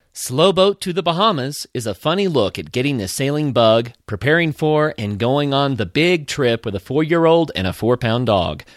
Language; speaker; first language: English; native; English